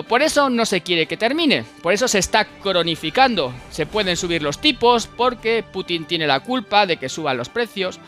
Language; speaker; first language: Spanish; native; Spanish